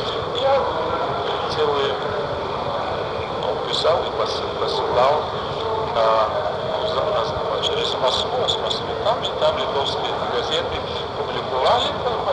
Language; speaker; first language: Russian; non-native, fluent; Lithuanian